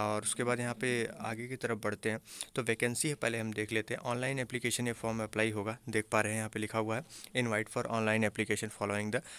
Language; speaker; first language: Hindi; native; Hindi